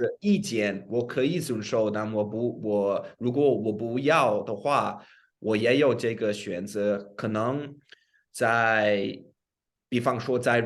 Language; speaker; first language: Chinese; non-native, fluent; English